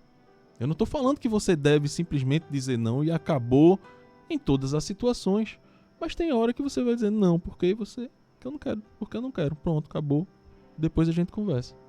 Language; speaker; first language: Portuguese; native; Portuguese